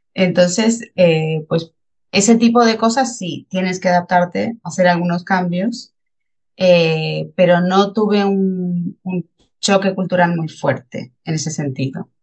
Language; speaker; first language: Spanish; native; Spanish